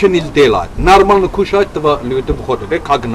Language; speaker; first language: Russian; non-native, learner; Azerbaijani